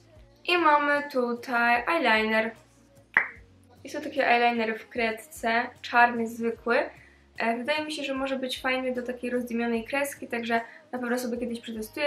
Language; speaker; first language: Polish; native; Polish